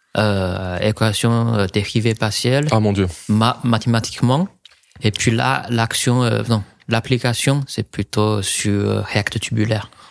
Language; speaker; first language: French; non-native, fluent; Chinese